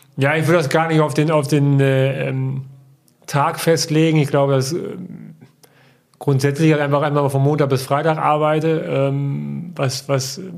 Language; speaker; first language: German; native; German